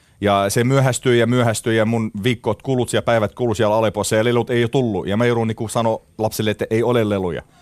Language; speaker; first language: Finnish; non-native, fluent; Arabic